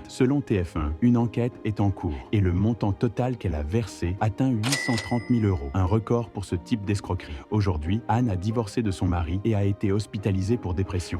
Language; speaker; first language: French; native; French